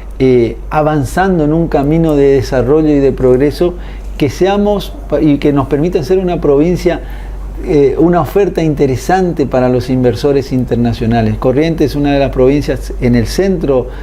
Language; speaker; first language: Spanish; native; Spanish